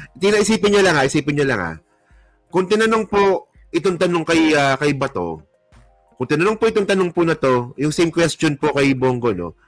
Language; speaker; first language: Filipino; non-native, local second language; Hiligaynon